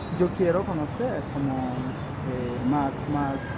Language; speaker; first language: Spanish; non-native, learner; English